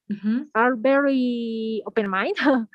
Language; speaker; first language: English; non-native, learner; Spanish